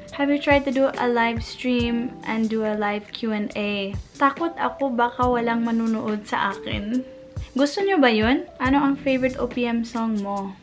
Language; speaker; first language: Filipino; non-native, fluent; English